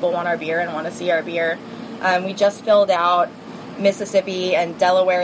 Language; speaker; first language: English; native; English